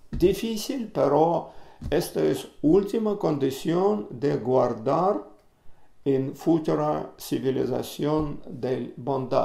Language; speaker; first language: Spanish; non-native, learner; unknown